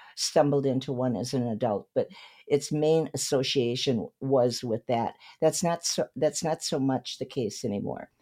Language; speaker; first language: English; native; English